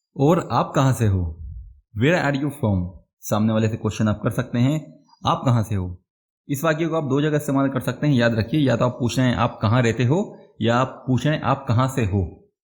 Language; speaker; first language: Hindi; native; Hindi